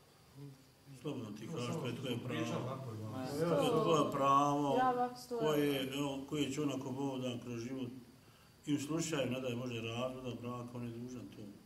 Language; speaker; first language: Bosnian; native; Bosnian